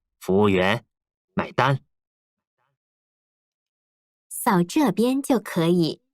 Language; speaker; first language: Chinese; non-native, learner; Korean